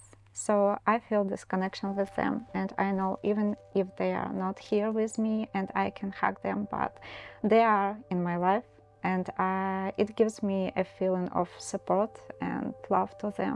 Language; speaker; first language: English; non-native, learner; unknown